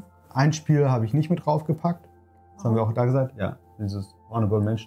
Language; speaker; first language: German; native; German